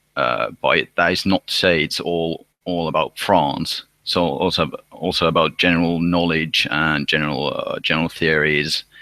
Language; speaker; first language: English; non-native, fluent; Finnish